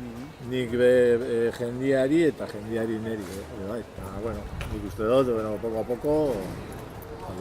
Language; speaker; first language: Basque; non-native, local second language; Spanish